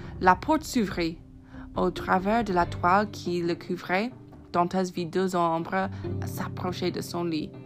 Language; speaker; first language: French; non-native, fluent; English